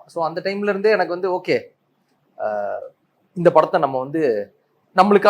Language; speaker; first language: Tamil; native; Tamil